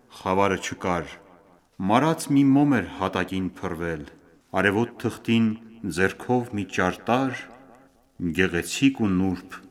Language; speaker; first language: Armenian; early bilingual, heritage; Armenian